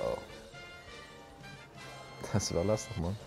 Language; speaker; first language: Dutch; native; Dutch